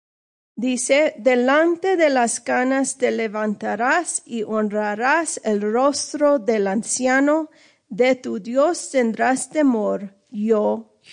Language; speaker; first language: Spanish; early bilingual, heritage; English